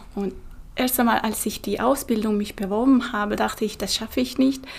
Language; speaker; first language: German; non-native, fluent; Russian